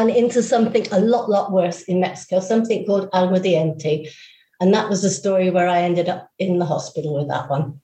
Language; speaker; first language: English; native; English